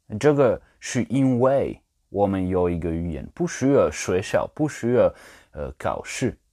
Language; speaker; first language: Chinese; non-native, learner; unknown